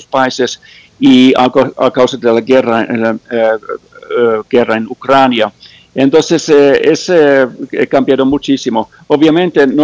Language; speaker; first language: Spanish; non-native, fluent; Finnish